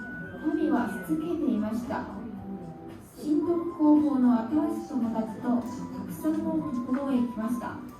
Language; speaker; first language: Japanese; non-native, learner; Chinese